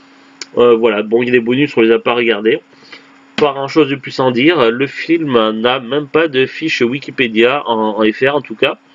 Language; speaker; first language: French; native; French